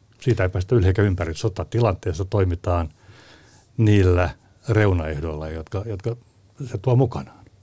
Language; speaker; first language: Finnish; native; Finnish